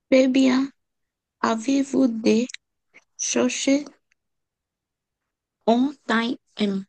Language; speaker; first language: French; non-native, learner; Bangla